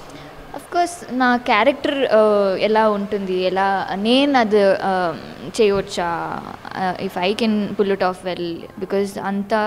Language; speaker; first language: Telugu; non-native, learner; Tamil